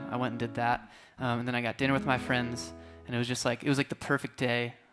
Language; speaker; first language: English; native; English